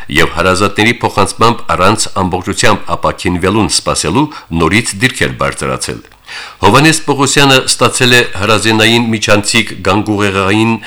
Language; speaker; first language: Armenian; native; Armenian